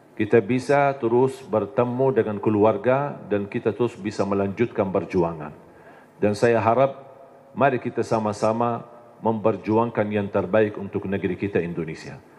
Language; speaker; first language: Indonesian; non-native, fluent; Arabic